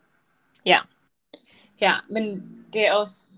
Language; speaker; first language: Danish; non-native, learner; Spanish